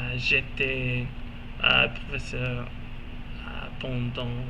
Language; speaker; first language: French; non-native, learner; English